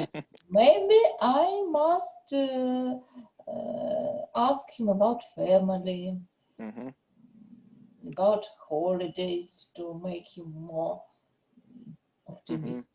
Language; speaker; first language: English; non-native, learner; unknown